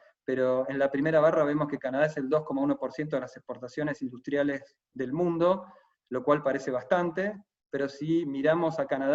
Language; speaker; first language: Spanish; native; Spanish